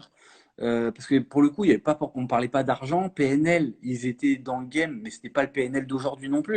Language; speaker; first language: French; native; French